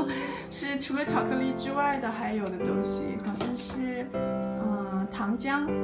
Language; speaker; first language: Chinese; native; Chinese